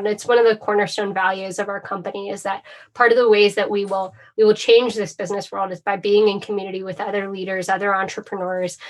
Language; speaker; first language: English; native; English